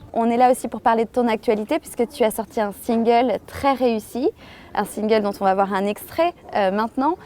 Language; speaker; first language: French; native; French